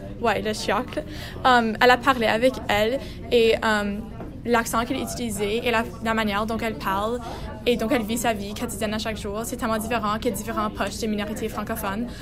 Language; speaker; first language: French; non-native, local second language; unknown